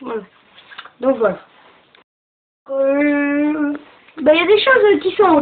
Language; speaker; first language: French; native; French